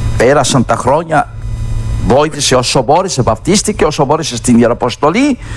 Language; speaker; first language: Greek; non-native, fluent; Spanish